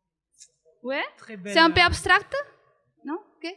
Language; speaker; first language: French; non-native, learner; Spanish